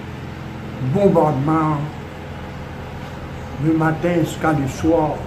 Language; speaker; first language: French; non-native, local second language; Morisyen